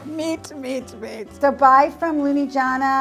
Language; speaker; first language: English; native; English